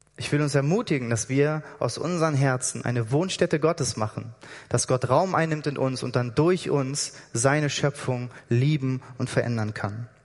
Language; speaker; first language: German; native; German